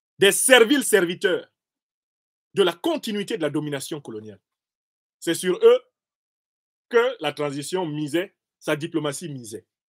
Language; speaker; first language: French; non-native, local second language; Basaa